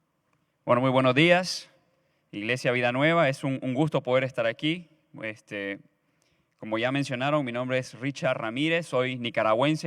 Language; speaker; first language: Spanish; native; Spanish